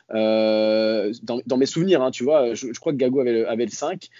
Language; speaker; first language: French; native; French